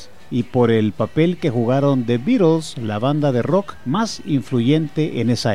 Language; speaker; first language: Spanish; native; Spanish